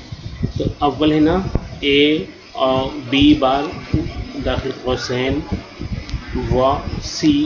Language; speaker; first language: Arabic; non-native, learner; Urdu